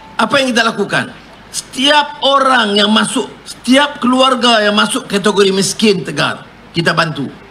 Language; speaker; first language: Malay; native; Malay